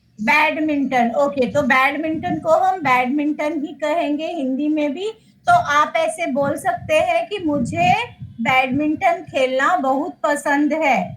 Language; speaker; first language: Hindi; native; Hindi